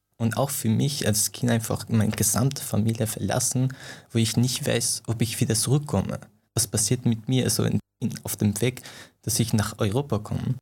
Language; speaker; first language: German; non-native, fluent; Persian